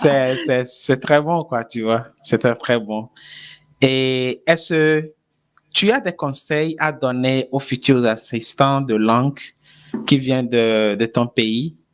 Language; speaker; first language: French; non-native, fluent; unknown